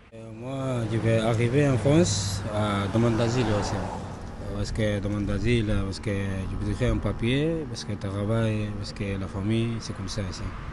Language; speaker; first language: French; non-native, learner; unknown